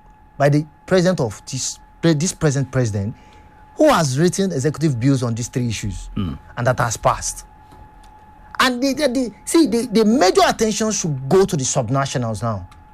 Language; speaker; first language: English; non-native, local second language; Yoruba